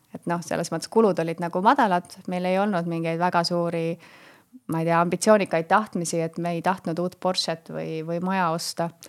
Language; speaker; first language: Estonian; native; Estonian